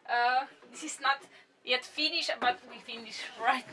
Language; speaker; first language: English; non-native, learner; Slovenian